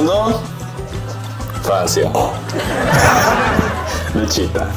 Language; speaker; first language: Spanish; non-native, learner; Korean